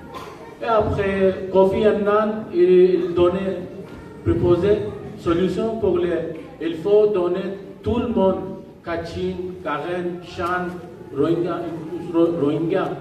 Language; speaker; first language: French; non-native, learner; Rohingya